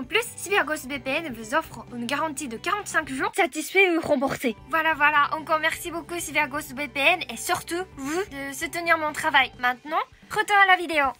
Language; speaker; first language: French; non-native, fluent; Japanese